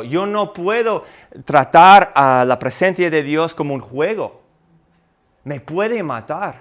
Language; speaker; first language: Spanish; non-native, fluent; English